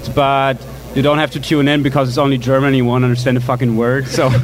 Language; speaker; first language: English; non-native, fluent; German